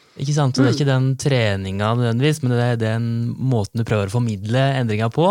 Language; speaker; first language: Norwegian; native; Norwegian